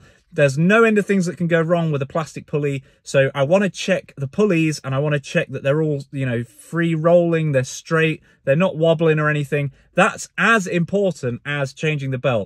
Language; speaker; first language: English; native; English